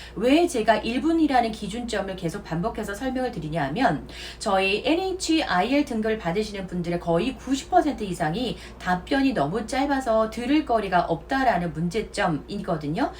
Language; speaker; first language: Korean; native; Korean